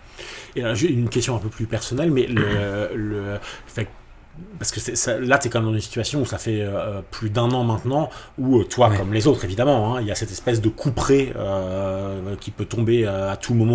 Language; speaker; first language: French; native; French